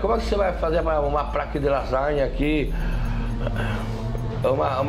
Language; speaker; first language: Portuguese; non-native, fluent; French